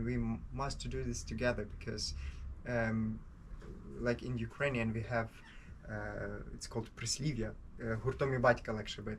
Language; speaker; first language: English; non-native, learner; Ukrainian